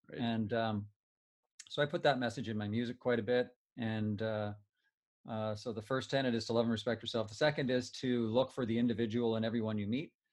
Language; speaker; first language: English; native; English